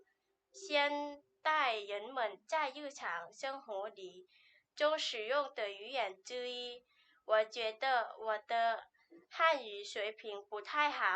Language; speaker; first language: Chinese; non-native, learner; Lao